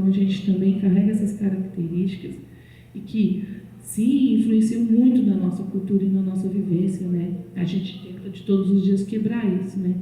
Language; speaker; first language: Portuguese; native; Portuguese